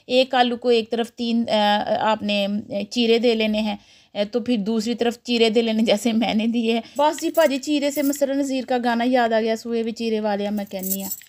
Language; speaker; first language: Urdu; non-native, local second language; Punjabi